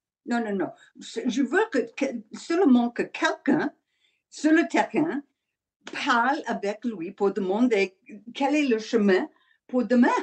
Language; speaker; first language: French; non-native, learner; English